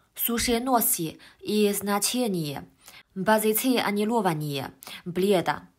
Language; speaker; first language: Russian; non-native, learner; Chinese